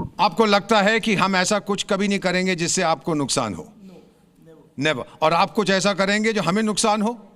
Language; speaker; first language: Hindi; native; Hindi